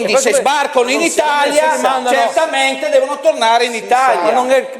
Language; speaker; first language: Italian; native; Italian